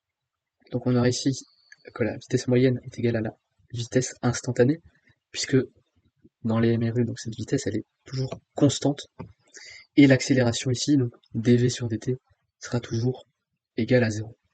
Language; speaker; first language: French; native; French